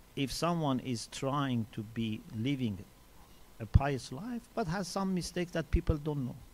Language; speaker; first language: English; non-native, fluent; Persian